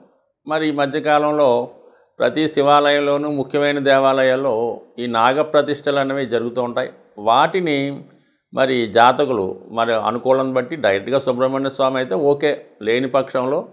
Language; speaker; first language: Telugu; native; Telugu